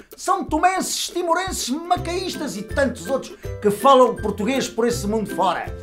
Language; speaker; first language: Portuguese; native; Portuguese